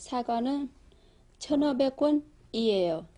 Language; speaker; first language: Korean; non-native, learner; Vietnamese